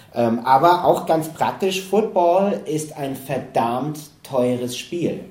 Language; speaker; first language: German; non-native, fluent; English